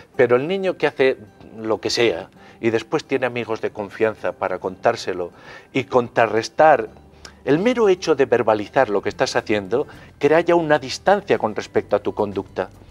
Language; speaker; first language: Spanish; native; Spanish